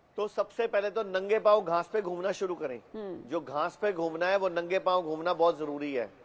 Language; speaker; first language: Hindi; native; Hindi